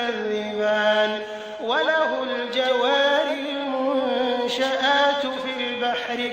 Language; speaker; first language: Arabic; native; Arabic